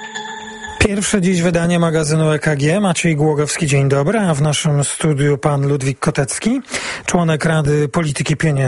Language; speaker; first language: Polish; native; Polish